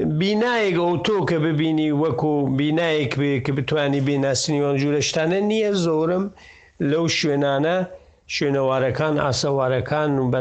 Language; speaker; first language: Central Kurdish; non-native, local second language; Southern Kurdish